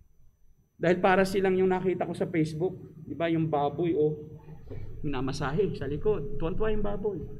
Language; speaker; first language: Filipino; native; Filipino